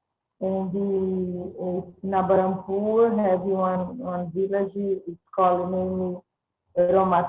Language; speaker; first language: English; non-native, learner; Portuguese